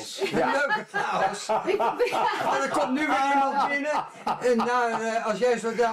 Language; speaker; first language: Dutch; native; Dutch